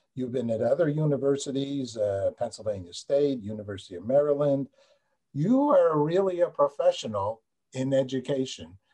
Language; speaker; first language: English; native; English